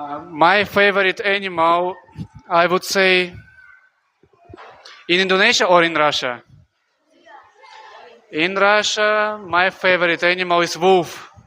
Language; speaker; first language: English; non-native, fluent; Russian